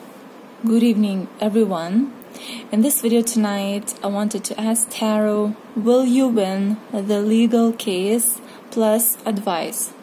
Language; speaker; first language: English; non-native, fluent; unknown